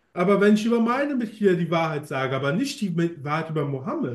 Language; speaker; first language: German; native; German